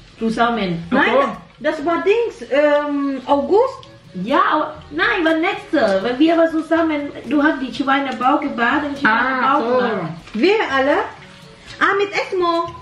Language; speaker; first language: German; non-native, learner; Filipino